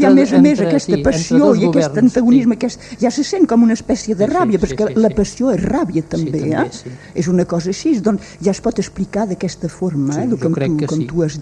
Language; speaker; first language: Catalan; native; Catalan